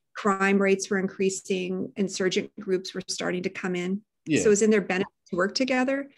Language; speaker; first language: English; native; English